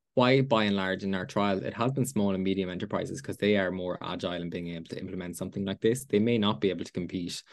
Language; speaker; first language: English; native; English